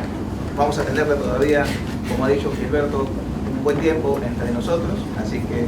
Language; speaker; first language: Spanish; native; Spanish